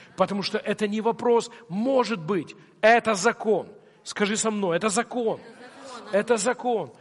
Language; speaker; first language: Russian; non-native, local second language; Ukrainian